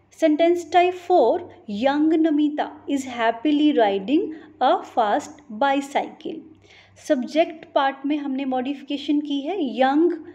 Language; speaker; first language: Hindi; native; Hindi